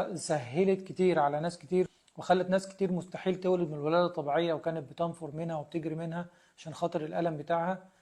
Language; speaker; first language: Arabic; native; Arabic